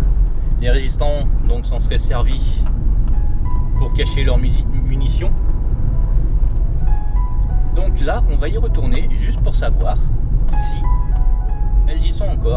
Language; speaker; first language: French; native; French